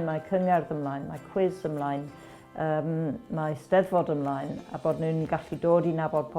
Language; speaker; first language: Welsh; non-native, fluent; English